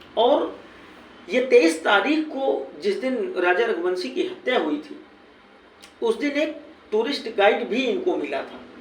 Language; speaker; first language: Hindi; native; Hindi